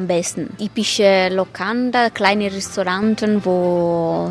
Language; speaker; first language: German; non-native, fluent; Italian